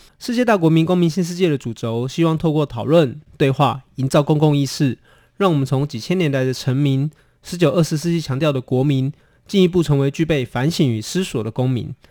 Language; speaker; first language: Chinese; native; Chinese